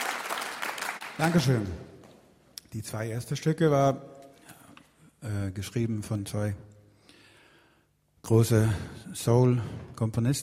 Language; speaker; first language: German; non-native, fluent; Swedish